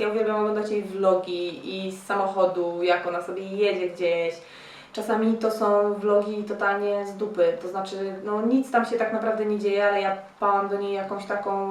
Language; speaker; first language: Polish; native; Polish